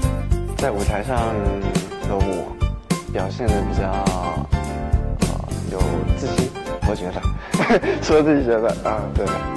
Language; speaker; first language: Chinese; early bilingual, heritage; English